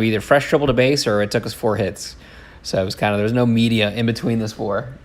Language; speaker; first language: English; native; English